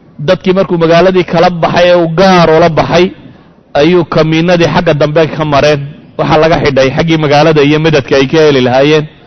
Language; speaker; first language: Somali; native; Somali